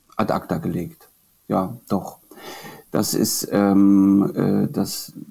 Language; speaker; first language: German; native; German